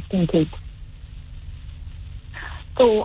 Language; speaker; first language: English; non-native, local second language; Xhosa